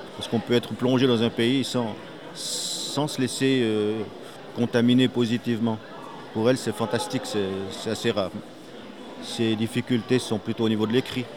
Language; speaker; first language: French; native; French